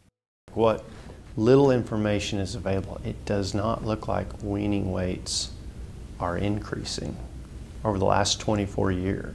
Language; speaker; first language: English; native; English